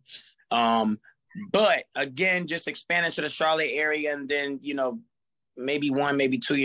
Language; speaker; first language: English; native; English